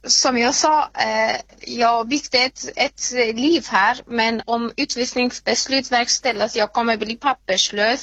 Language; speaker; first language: Swedish; non-native, fluent; Persian